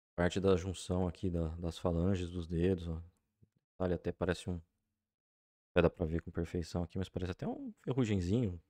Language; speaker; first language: Portuguese; native; Portuguese